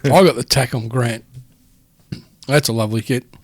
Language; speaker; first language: English; native; English